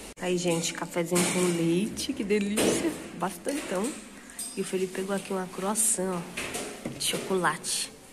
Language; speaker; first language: Portuguese; native; Portuguese